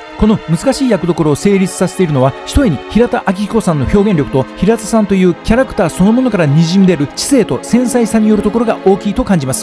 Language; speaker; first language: Japanese; native; Japanese